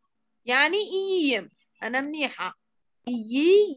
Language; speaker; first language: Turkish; non-native, fluent; Arabic